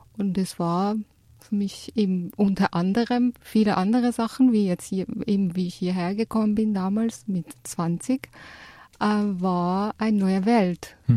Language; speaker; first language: German; non-native, fluent; Persian